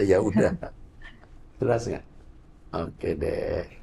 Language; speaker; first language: Indonesian; native; Indonesian